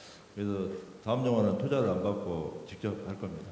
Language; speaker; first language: Korean; native; Korean